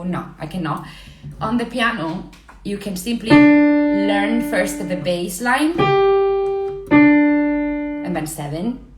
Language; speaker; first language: English; non-native, fluent; Italian